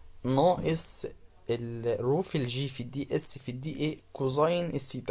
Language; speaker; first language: Arabic; native; Arabic